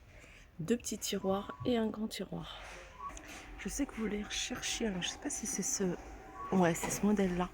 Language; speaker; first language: French; native; French